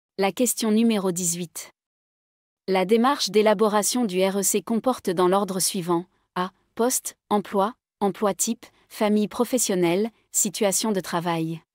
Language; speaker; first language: French; non-native, local second language; Arabic